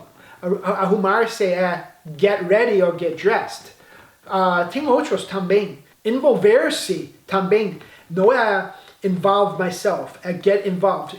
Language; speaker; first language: Portuguese; non-native, fluent; English